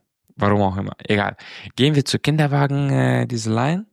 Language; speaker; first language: German; non-native, fluent; Romanian